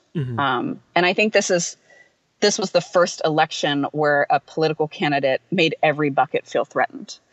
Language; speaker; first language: English; native; English